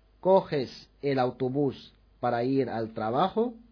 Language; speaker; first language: Spanish; non-native, fluent; Arabic